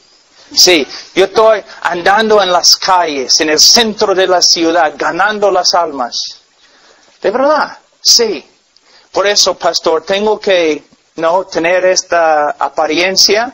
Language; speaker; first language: Spanish; non-native, fluent; English